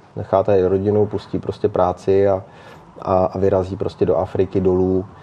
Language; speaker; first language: Czech; native; Czech